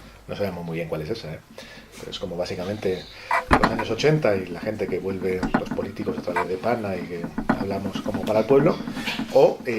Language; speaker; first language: Spanish; native; Spanish